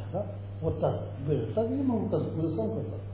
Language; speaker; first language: Russian; non-native, learner; Tibetan